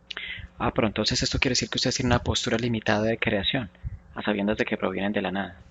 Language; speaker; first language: Spanish; native; Spanish